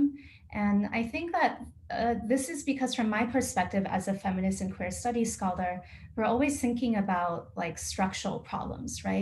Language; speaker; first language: English; native; English